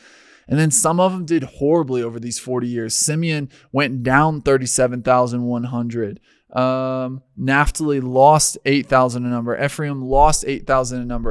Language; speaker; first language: English; native; English